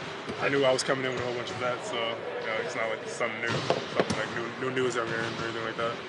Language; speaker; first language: English; native; English